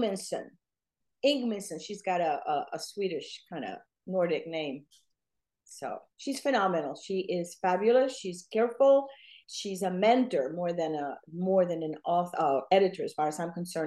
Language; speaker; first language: English; non-native, fluent; Spanish